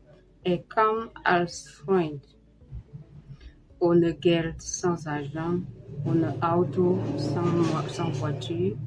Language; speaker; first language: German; non-native, fluent; French